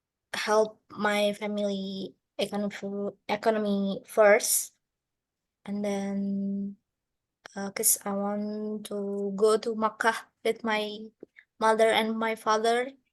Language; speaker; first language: English; non-native, learner; Indonesian